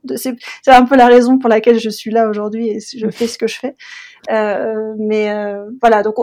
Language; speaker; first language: French; native; French